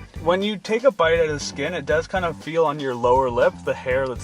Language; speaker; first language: English; native; English